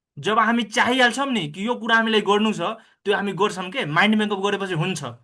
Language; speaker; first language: Nepali; non-native, local second language; Bhojpuri